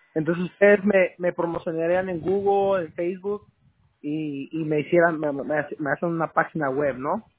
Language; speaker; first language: Spanish; native; Spanish